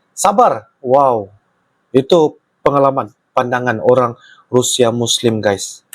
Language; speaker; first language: Malay; native; Malay